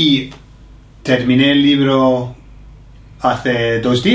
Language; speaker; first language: Spanish; non-native, fluent; English